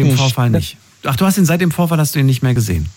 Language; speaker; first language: German; native; German